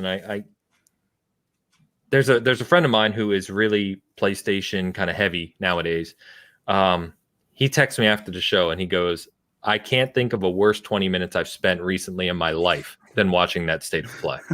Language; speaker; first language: English; native; English